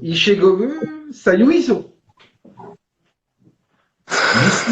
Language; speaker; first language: Portuguese; non-native, fluent; French